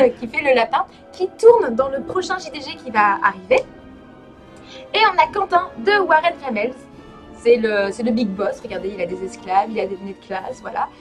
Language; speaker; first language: French; native; French